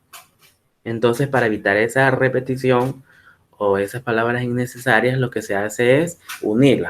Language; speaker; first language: Spanish; native; Spanish